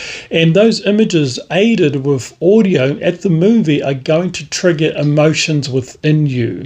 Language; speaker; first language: English; native; English